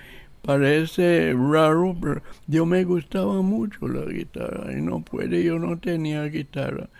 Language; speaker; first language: Spanish; non-native, local second language; English